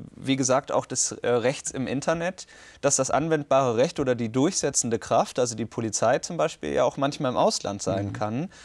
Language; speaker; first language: German; native; German